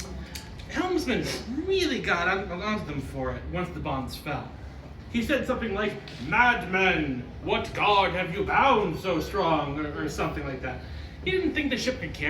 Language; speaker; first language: English; native; English